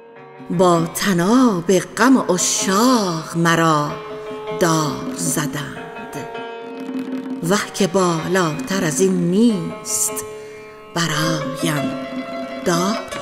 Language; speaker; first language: Persian; native; Persian